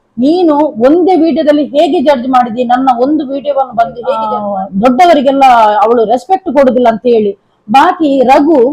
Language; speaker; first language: Kannada; non-native, local second language; Tulu